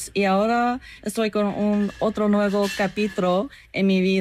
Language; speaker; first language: Spanish; non-native, learner; English